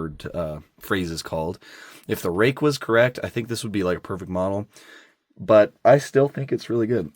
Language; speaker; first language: English; native; English